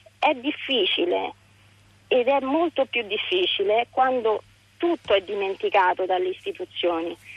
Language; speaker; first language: Italian; native; Italian